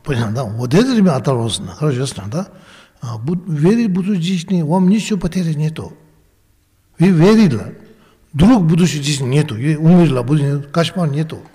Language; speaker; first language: Russian; non-native, learner; Tibetan